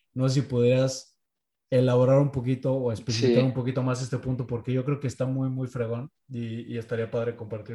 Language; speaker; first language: Spanish; native; Spanish